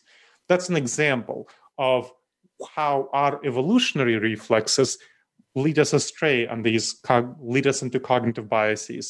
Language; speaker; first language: English; early bilingual, other home language; Romanian